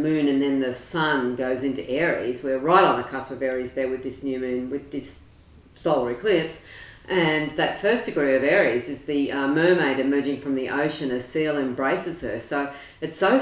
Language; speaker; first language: English; native; English